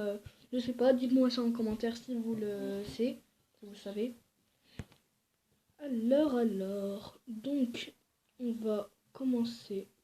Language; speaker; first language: French; native; French